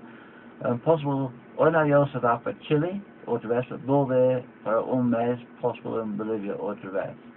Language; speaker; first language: Spanish; non-native, learner; English